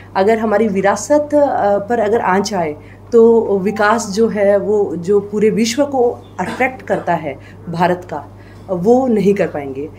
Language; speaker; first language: Hindi; native; Hindi